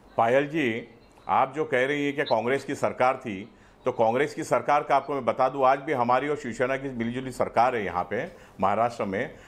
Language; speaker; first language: Hindi; native; Hindi